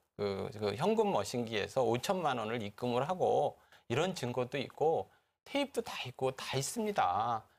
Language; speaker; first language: Korean; native; Korean